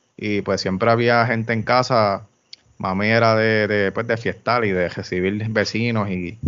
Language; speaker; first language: Spanish; native; Spanish